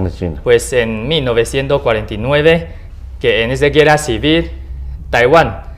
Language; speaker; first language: Spanish; non-native, learner; Chinese